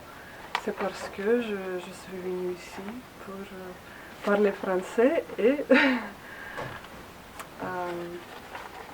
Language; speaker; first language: French; non-native, learner; Russian